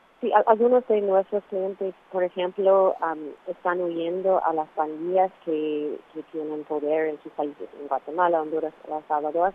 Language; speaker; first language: Spanish; non-native, fluent; English